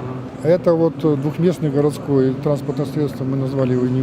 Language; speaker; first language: Russian; native; Russian